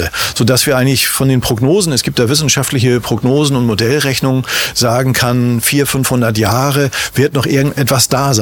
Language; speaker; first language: German; native; German